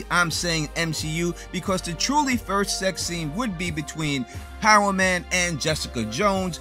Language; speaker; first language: English; native; English